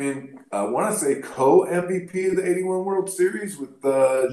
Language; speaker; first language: English; native; English